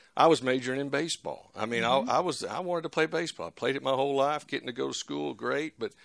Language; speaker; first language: English; native; English